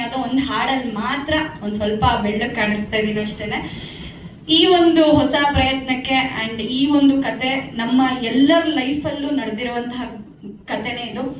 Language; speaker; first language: Kannada; native; Kannada